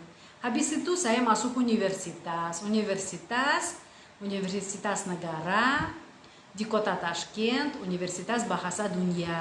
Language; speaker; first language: Indonesian; non-native, fluent; Russian